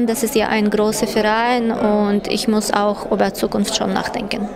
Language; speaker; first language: German; non-native, fluent; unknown